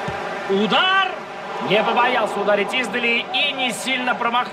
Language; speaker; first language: Russian; native; Russian